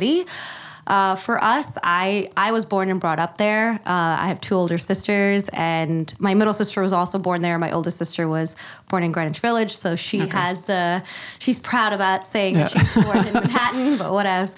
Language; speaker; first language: English; early bilingual, other home language; Kannada